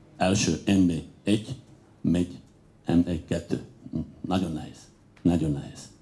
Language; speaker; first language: Hungarian; non-native, learner; Slovak